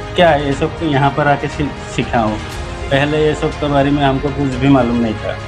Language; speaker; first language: Hindi; non-native, local second language; Assamese